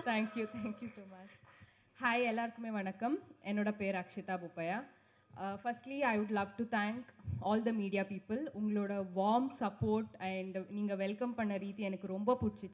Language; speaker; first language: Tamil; non-native, local second language; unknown